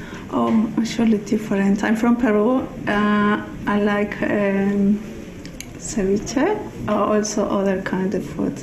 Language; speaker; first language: English; non-native, learner; Spanish